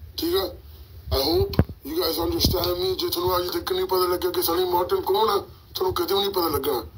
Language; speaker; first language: Punjabi; early bilingual, heritage; Punjabi